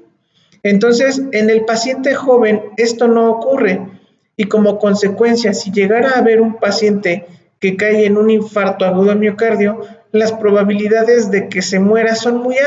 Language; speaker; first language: Spanish; native; Spanish